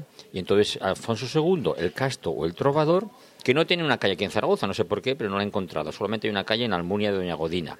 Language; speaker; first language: Spanish; native; Spanish